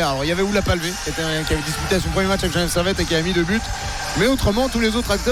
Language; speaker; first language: French; native; French